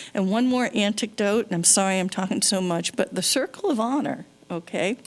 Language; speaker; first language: English; native; English